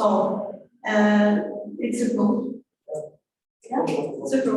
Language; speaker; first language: English; non-native, fluent; Portuguese